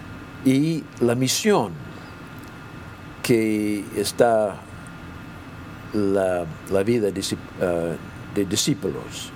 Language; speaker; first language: Spanish; non-native, fluent; English